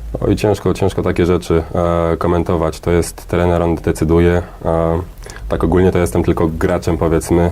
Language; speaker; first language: Polish; early bilingual, heritage; Polish